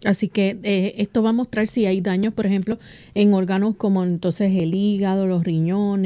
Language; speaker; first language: Spanish; native; Spanish